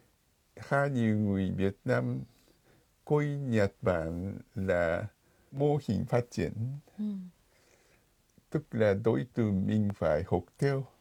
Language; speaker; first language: Vietnamese; non-native, fluent; Japanese